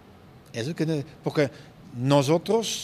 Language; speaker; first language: Spanish; non-native, fluent; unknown